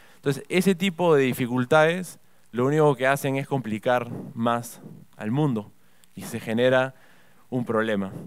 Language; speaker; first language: Spanish; native; Spanish